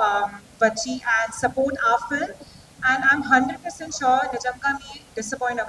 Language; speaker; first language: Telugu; non-native, local second language; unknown